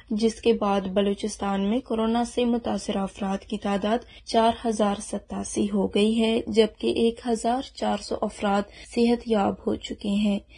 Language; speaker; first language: Urdu; non-native, local second language; Baluchi